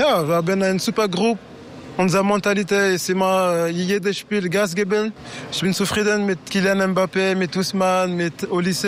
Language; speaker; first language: German; non-native, learner; French